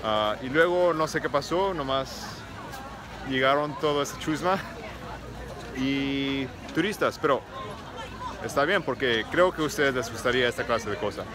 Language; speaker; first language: Spanish; early bilingual, heritage; Spanish